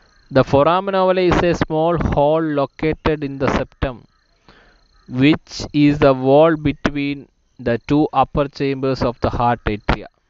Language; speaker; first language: English; non-native, local second language; Malayalam